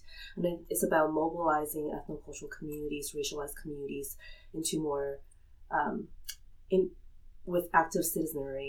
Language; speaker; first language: English; early bilingual, other home language; Chinese